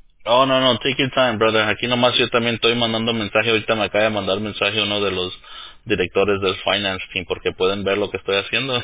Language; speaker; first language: Spanish; early bilingual, heritage; Spanish